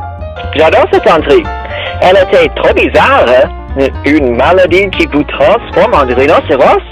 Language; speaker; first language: French; non-native, learner; English